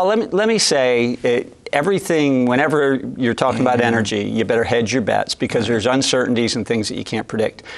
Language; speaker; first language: English; native; English